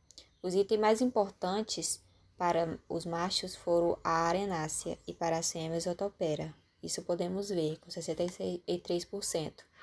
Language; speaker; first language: Portuguese; native; Portuguese